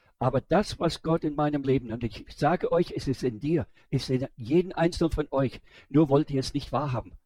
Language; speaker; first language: German; non-native, fluent; English